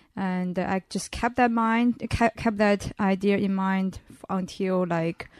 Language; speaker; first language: English; non-native, fluent; Chinese